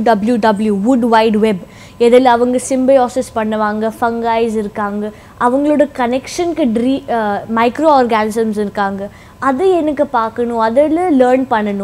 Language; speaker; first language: Tamil; non-native, local second language; Hindi